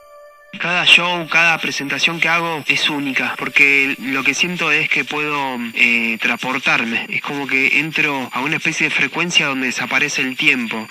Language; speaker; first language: Spanish; native; Spanish